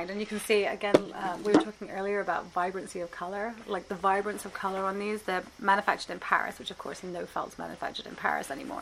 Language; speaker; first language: English; native; English